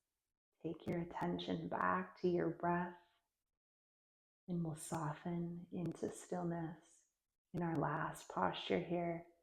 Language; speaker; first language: English; native; English